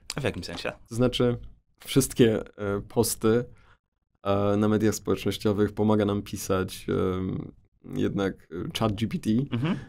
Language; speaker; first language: Polish; native; Polish